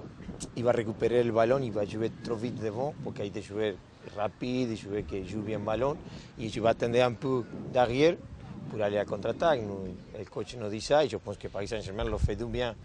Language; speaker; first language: French; non-native, learner; Spanish